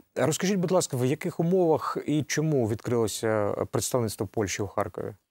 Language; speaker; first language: Ukrainian; native; Ukrainian